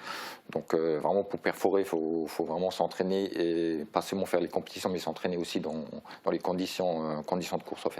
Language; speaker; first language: French; native; French